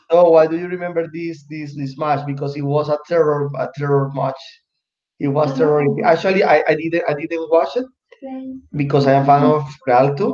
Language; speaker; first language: English; non-native, fluent; Spanish